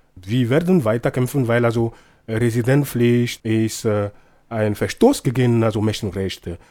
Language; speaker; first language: German; non-native, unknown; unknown